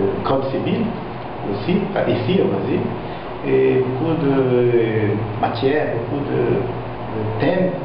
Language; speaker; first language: French; non-native, fluent; Portuguese